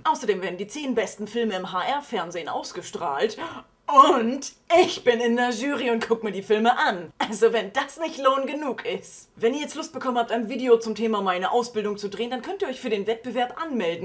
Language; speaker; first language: German; native; German